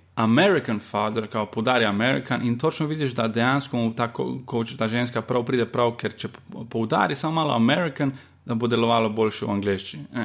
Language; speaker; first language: Slovenian; native; Slovenian